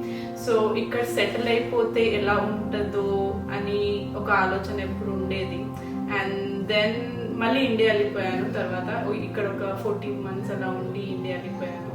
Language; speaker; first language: Telugu; non-native, local second language; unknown